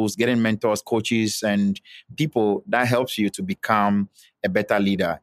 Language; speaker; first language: English; non-native, local second language; Ewe